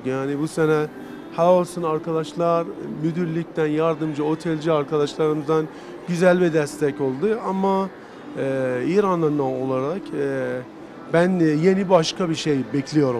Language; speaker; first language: Turkish; non-native, learner; Persian